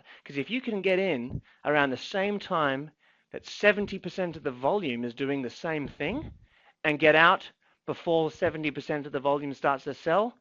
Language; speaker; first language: English; native; English